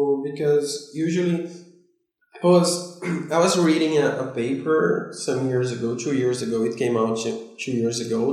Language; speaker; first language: English; non-native, fluent; Portuguese